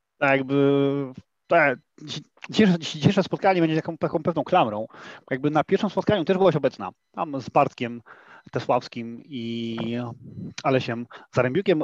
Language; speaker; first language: Polish; native; Polish